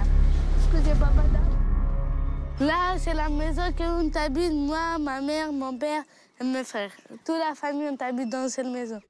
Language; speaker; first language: French; non-native, learner; Romanian